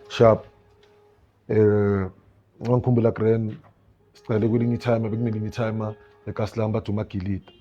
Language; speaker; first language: Zulu; native; Zulu